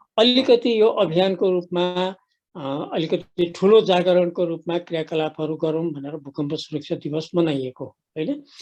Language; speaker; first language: Nepali; native; Nepali